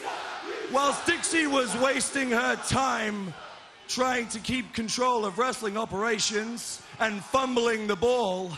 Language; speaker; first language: English; native; English